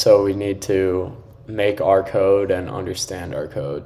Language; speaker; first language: English; native; English